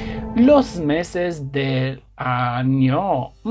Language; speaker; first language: Spanish; non-native, fluent; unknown